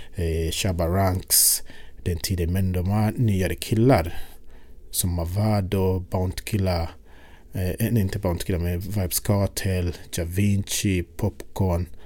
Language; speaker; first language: Swedish; non-native, fluent; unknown